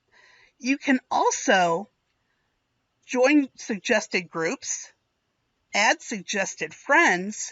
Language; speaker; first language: English; native; English